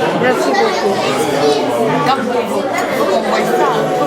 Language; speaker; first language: French; non-native, fluent; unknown